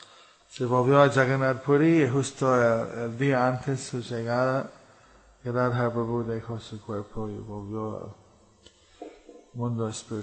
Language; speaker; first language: Spanish; non-native, fluent; English